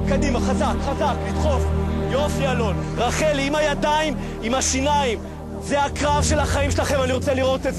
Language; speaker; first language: Hebrew; native; Hebrew